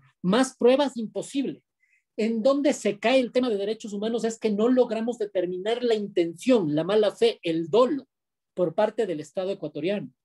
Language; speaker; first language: Spanish; native; Spanish